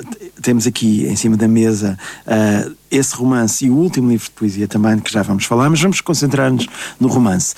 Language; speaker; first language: Portuguese; native; Portuguese